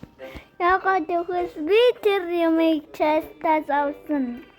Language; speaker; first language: Mongolian; early bilingual, heritage; Mongolian